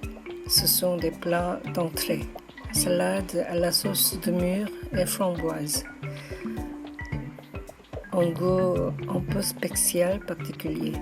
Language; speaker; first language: French; non-native, fluent; Korean